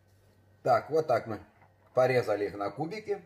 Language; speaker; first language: Russian; native; Russian